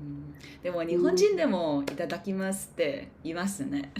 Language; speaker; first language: Japanese; non-native, learner; English